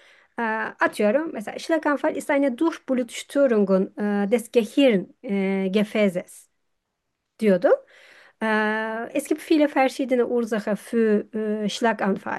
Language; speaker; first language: German; non-native, fluent; Turkish